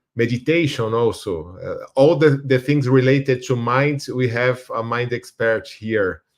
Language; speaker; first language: English; non-native, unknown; Portuguese